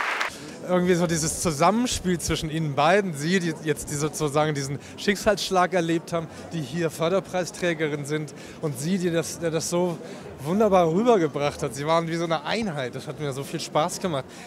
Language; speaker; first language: German; native; German